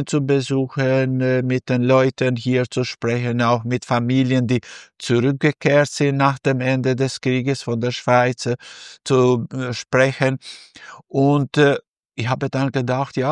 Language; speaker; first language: German; non-native, fluent; Albanian